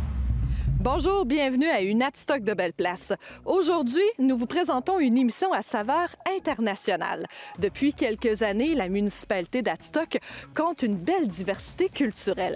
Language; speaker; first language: French; native; French